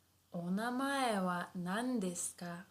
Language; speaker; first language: Japanese; non-native, fluent; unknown